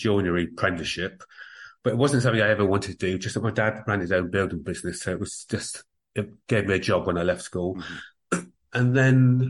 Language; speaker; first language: English; native; English